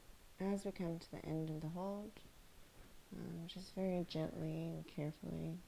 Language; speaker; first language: English; native; English